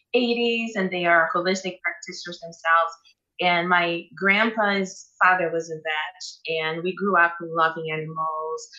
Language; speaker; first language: English; non-native, fluent; Portuguese